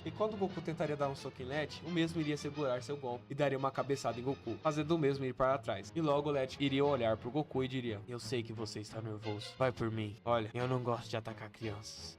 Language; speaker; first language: Portuguese; native; Portuguese